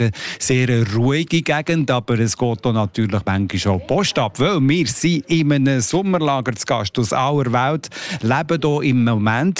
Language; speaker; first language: German; native; German